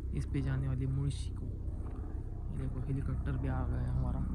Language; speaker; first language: Hindi; non-native, local second language; Marathi